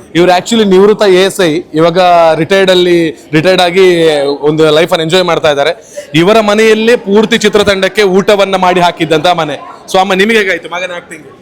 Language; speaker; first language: Kannada; non-native, local second language; Tulu